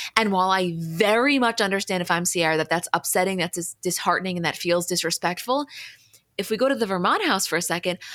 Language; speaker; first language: English; native; English